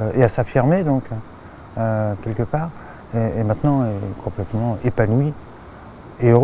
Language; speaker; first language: French; native; French